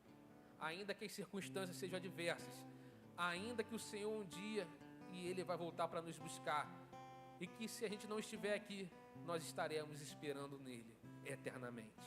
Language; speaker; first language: Portuguese; native; Portuguese